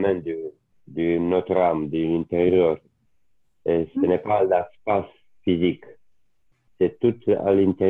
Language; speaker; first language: French; non-native, learner; Italian